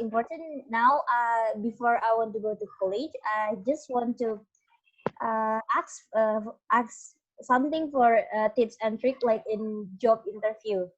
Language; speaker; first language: English; non-native, learner; Indonesian